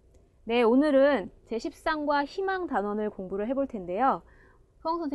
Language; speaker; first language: Korean; native; Korean